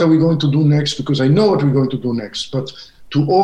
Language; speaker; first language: English; non-native, fluent; Hebrew